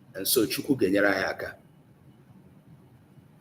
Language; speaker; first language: Igbo; native; Igbo